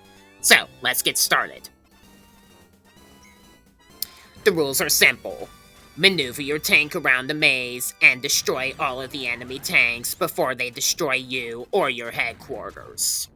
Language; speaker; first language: English; native; English